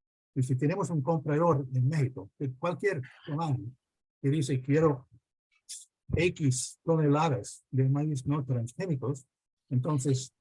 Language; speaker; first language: Spanish; non-native, fluent; English